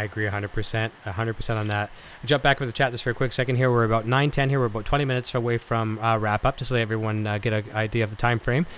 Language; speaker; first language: English; native; English